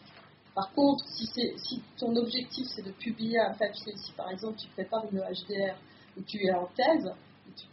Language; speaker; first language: French; native; French